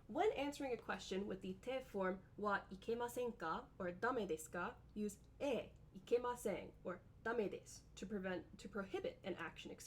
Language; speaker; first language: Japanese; non-native, fluent; English